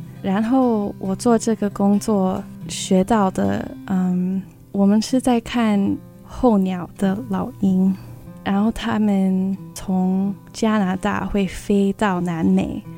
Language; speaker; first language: Chinese; early bilingual, heritage; Chinese